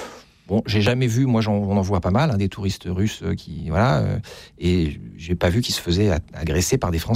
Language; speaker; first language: French; native; French